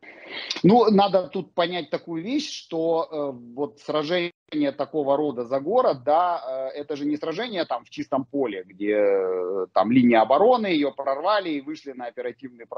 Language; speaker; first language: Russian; native; Russian